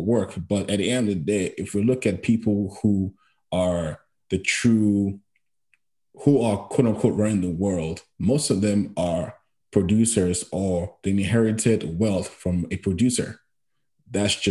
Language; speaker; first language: English; non-native, local second language; Yoruba